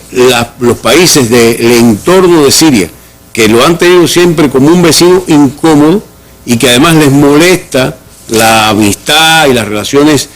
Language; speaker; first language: Spanish; native; Spanish